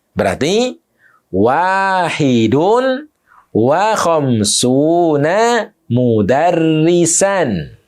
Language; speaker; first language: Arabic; non-native, fluent; Indonesian